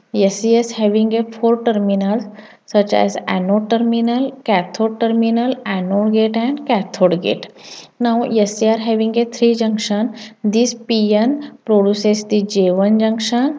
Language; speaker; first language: English; non-native, local second language; Marathi